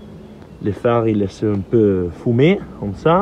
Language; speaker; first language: French; non-native, learner; Italian